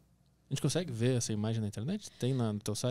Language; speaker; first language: Portuguese; native; Portuguese